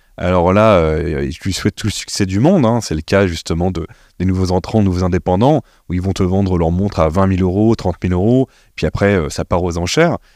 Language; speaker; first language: French; native; French